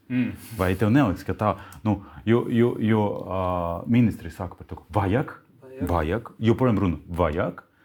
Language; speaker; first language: Latvian; non-native, local second language; Russian